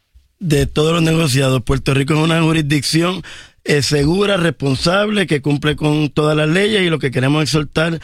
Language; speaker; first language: Spanish; native; Spanish